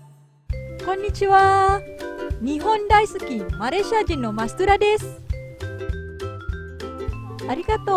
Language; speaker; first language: Japanese; non-native, fluent; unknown